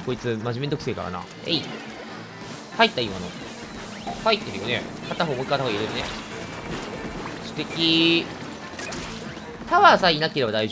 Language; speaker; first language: Japanese; native; Japanese